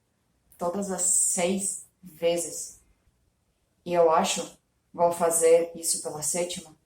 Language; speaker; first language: Portuguese; non-native, fluent; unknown